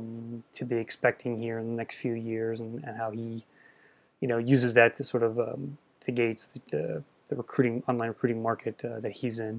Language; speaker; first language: English; native; English